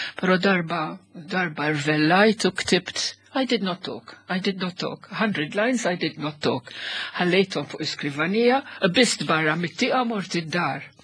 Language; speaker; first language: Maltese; non-native, local second language; Italian